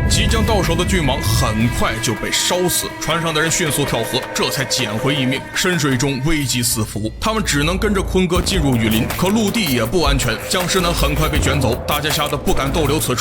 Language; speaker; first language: Chinese; native; Chinese